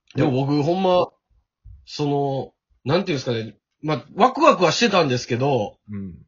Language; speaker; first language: Japanese; native; Japanese